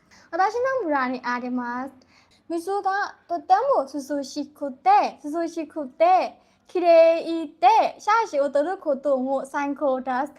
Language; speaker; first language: Japanese; non-native, learner; Burmese